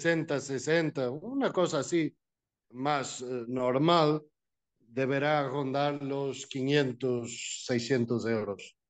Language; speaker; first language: Spanish; non-native, fluent; Portuguese